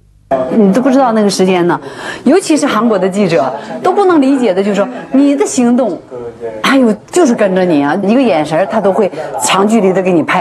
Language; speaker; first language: Chinese; native; Chinese